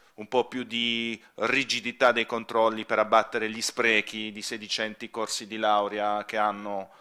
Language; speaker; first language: Italian; native; Italian